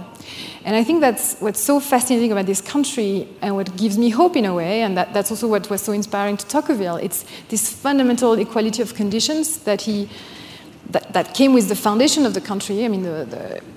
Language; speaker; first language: English; non-native, fluent; French